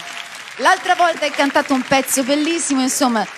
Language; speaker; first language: Italian; native; Italian